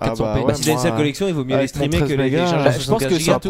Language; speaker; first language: French; native; French